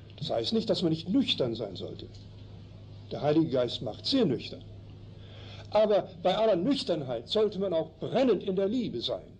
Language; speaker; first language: German; early bilingual, heritage; German